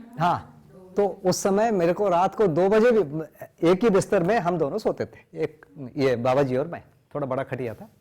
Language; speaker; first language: Hindi; non-native, local second language; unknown